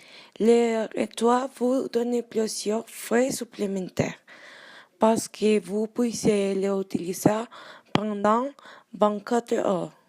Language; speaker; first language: French; non-native, learner; Spanish